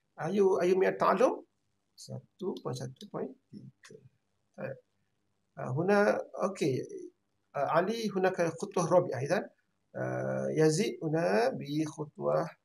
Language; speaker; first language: Arabic; non-native, fluent; Malay